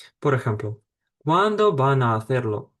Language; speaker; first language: Spanish; non-native, fluent; Ukrainian